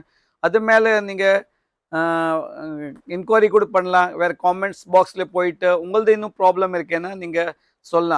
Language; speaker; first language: Tamil; non-native, fluent; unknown